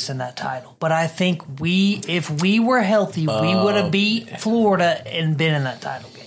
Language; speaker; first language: English; native; English